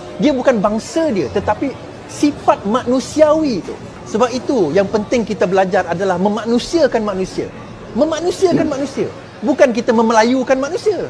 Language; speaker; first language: Malay; non-native, local second language; Chinese